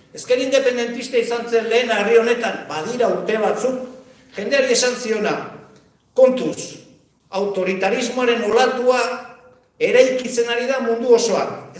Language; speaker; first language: Basque; native; Basque